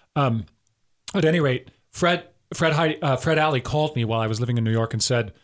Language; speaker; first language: English; native; English